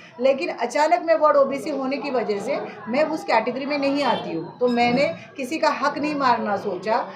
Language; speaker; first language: Hindi; non-native, local second language; Marathi